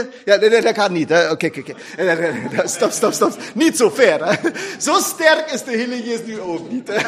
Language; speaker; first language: Dutch; non-native, fluent; German